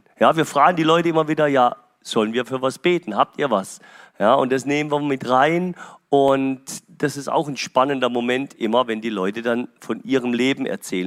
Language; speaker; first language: German; native; German